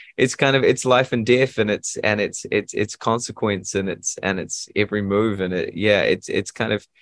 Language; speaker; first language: English; native; English